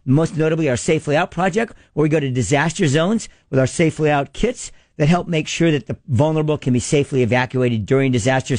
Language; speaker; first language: English; native; English